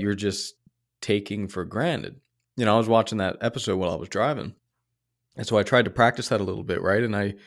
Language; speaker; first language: English; native; English